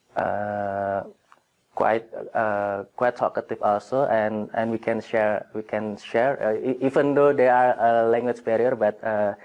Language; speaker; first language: English; non-native, fluent; Indonesian